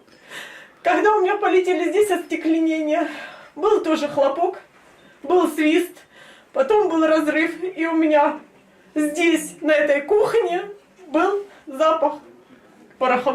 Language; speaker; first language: Russian; native; Russian